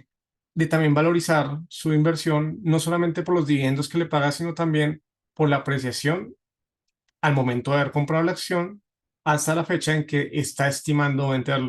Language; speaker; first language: Spanish; native; Spanish